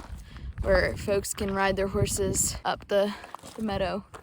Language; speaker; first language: English; native; English